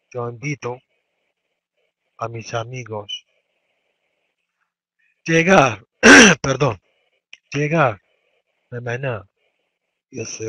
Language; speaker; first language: Spanish; non-native, fluent; Arabic